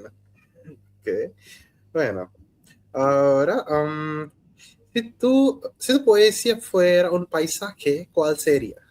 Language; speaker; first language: Spanish; non-native, learner; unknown